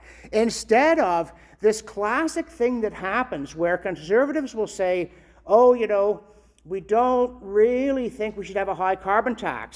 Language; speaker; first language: English; native; English